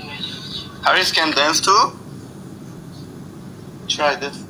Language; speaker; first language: English; non-native, learner; Korean